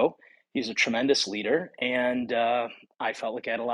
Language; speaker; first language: English; native; English